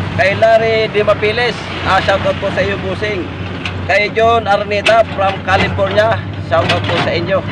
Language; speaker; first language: Filipino; native; Filipino